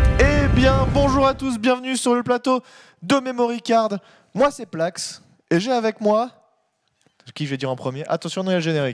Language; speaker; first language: French; native; French